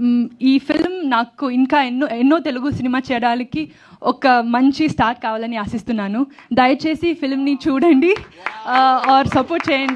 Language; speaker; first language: Telugu; non-native, learner; Tamil